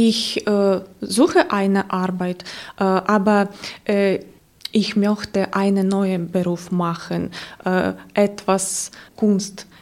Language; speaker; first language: German; non-native, learner; Ukrainian